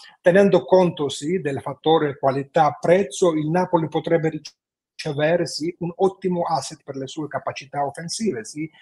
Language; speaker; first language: Italian; non-native, fluent; Georgian